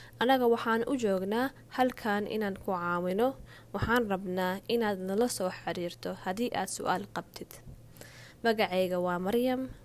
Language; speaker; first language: Somali; early bilingual, heritage; Somali